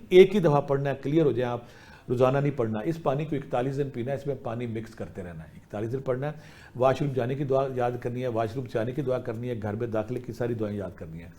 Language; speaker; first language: Urdu; non-native, local second language; Punjabi